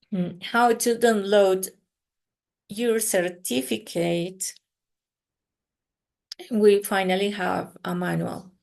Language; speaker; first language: English; non-native, fluent; Spanish